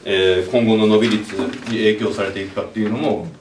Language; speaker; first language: Japanese; early bilingual, other home language; English